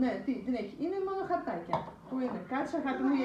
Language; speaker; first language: Greek; non-native, fluent; Russian